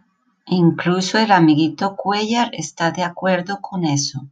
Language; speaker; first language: Spanish; native; Spanish